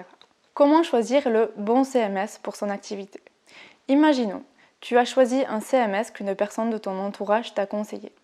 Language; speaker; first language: French; native; French